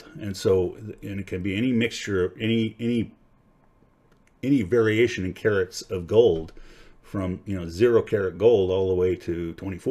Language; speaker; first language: English; native; English